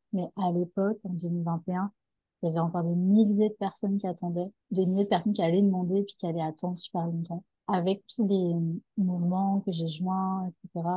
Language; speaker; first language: French; native; French